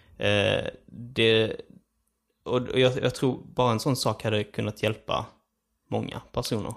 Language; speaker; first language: Swedish; early bilingual, other home language; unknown